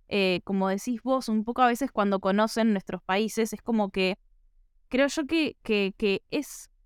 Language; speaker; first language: Spanish; native; Spanish